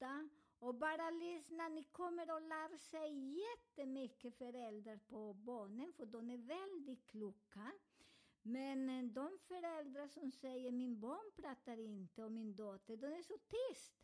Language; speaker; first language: Swedish; non-native, learner; Spanish